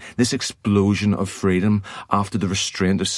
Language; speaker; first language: English; native; English